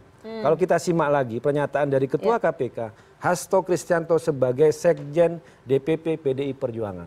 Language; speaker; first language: Indonesian; native; Indonesian